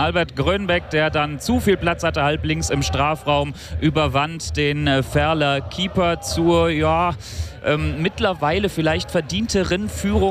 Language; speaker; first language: German; native; German